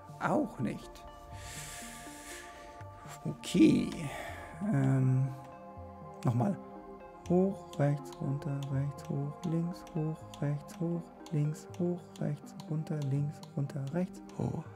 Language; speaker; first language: German; native; German